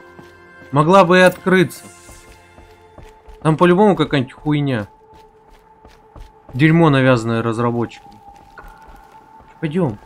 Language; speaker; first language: Russian; native; Russian